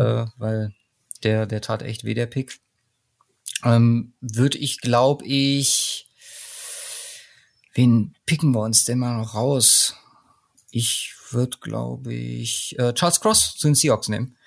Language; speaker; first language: German; native; German